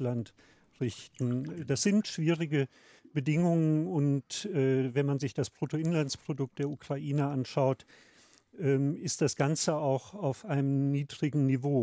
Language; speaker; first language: German; native; German